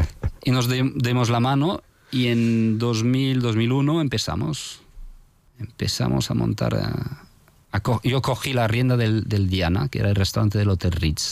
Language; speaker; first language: Spanish; non-native, fluent; French